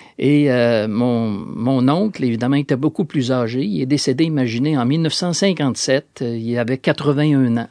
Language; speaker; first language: French; native; French